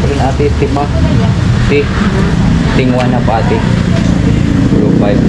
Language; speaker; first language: Filipino; non-native, local second language; Bikol